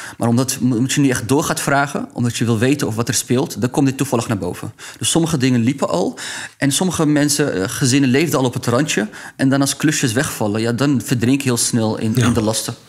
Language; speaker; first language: Dutch; early bilingual, other home language; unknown